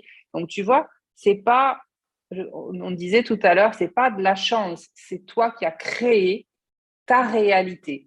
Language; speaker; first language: French; native; French